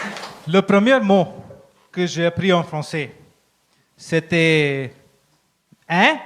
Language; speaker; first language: French; non-native, learner; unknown